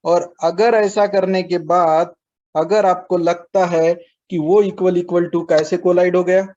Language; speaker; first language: Hindi; non-native, local second language; Marathi